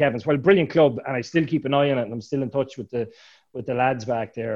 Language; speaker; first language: English; native; English